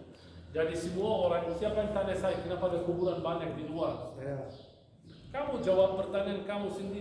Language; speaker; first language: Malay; non-native, fluent; Arabic